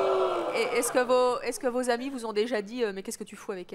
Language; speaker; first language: French; native; French